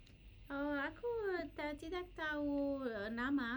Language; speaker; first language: Indonesian; non-native, learner; English